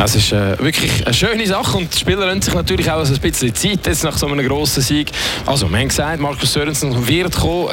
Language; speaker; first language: German; native; German